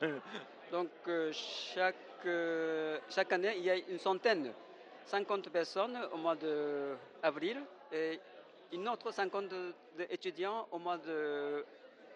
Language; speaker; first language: French; non-native, fluent; Japanese